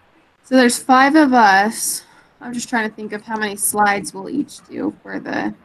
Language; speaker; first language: English; native; English